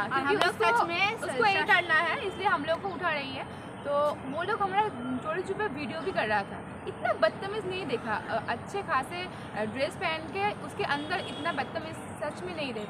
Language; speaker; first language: Hindi; non-native, local second language; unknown